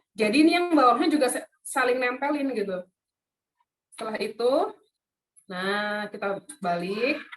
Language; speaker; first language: Indonesian; native; Indonesian